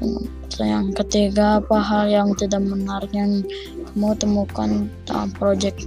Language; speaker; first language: Indonesian; native; Indonesian